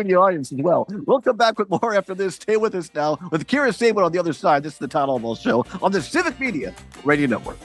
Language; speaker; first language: English; native; English